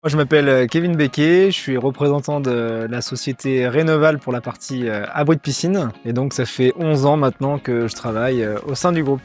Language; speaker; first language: French; native; French